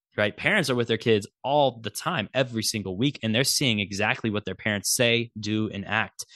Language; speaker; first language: English; native; English